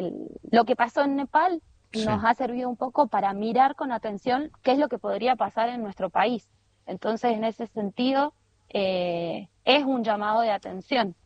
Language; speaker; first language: Spanish; native; Spanish